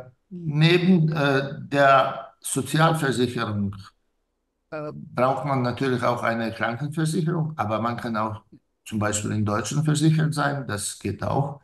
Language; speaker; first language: German; non-native, fluent; Serbian